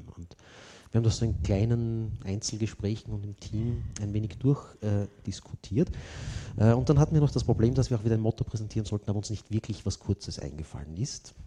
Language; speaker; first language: German; native; German